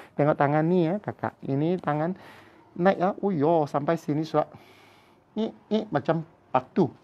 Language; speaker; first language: Malay; non-native, local second language; Cantonese